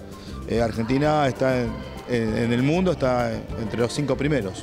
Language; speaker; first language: Spanish; native; Spanish